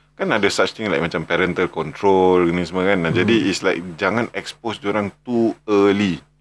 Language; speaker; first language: English; non-native, local second language; Malay